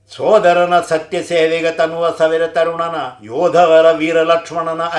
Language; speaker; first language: Kannada; non-native, local second language; Tulu